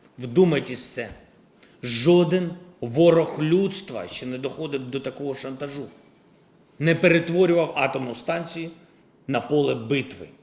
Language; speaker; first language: Ukrainian; non-native, local second language; Russian